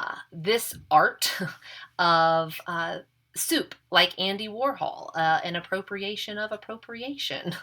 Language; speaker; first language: English; native; English